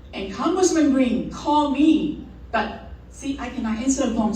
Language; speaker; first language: English; non-native, learner; Chinese